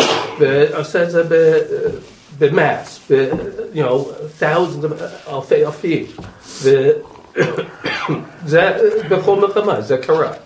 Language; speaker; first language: Hebrew; non-native, fluent; English